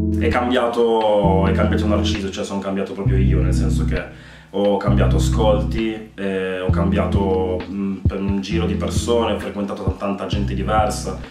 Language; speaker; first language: Italian; early bilingual, heritage; Italian